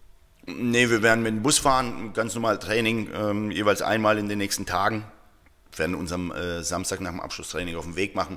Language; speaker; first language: German; native; German